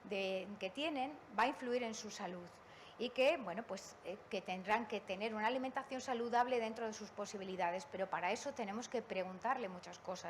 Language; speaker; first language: Spanish; native; Spanish